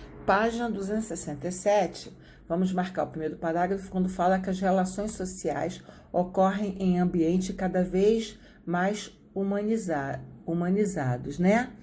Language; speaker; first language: Portuguese; native; Portuguese